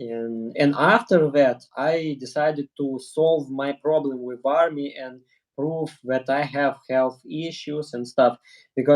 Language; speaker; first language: English; non-native, learner; Russian